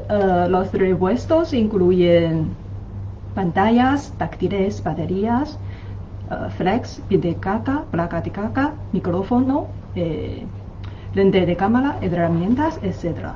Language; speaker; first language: Spanish; non-native, learner; Chinese